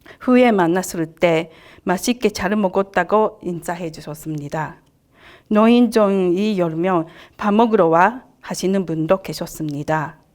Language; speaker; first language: Korean; non-native, fluent; Japanese